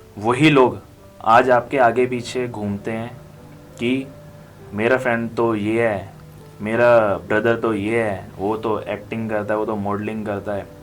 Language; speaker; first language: Hindi; native; Hindi